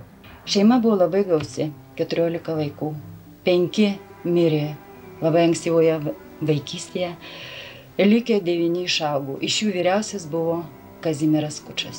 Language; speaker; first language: Lithuanian; native; Lithuanian